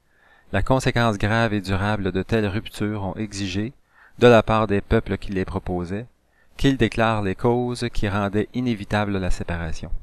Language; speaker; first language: French; native; French